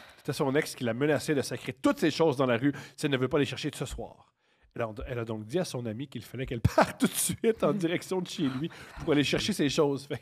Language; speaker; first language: French; native; French